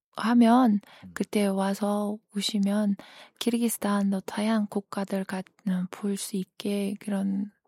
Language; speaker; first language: Korean; non-native, fluent; Kyrgyz